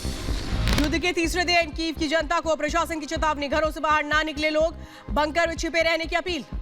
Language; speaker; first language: Hindi; native; Hindi